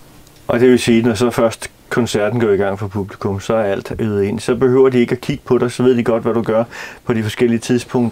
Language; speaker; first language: Danish; native; Danish